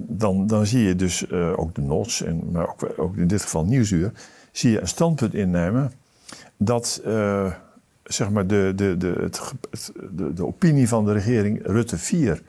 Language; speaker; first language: Dutch; native; Dutch